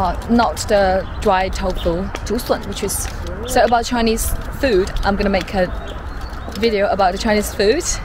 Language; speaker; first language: English; non-native, fluent; Chinese